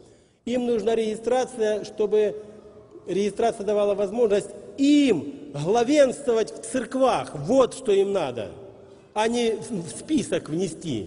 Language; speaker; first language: Russian; native; Russian